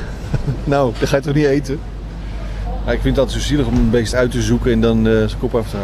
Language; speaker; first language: Dutch; native; Dutch